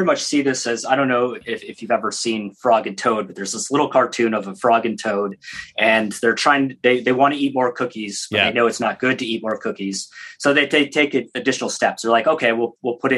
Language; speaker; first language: English; native; English